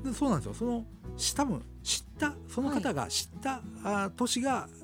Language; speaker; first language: Japanese; native; Japanese